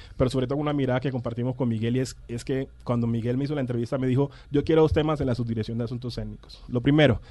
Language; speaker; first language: Spanish; native; Spanish